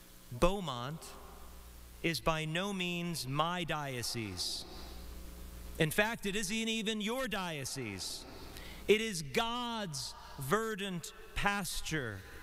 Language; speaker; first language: English; native; English